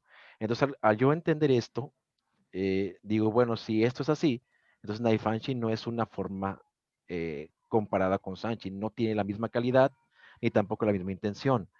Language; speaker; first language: Spanish; native; Spanish